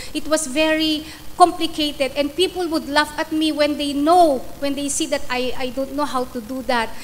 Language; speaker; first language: English; non-native, local second language; Iloko